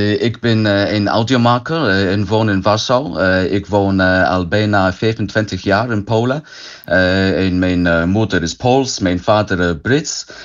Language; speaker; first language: Dutch; non-native, learner; English